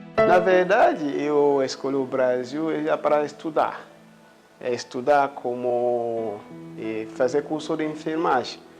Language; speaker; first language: Portuguese; non-native, learner; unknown